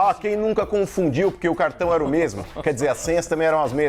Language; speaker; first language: Portuguese; native; Portuguese